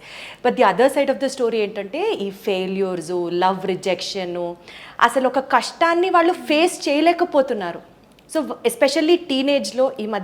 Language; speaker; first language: Telugu; native; Telugu